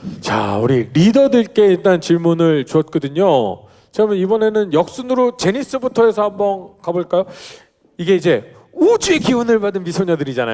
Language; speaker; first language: Korean; native; Korean